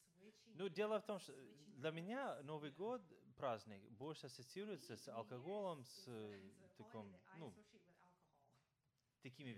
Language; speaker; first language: Russian; non-native, fluent; English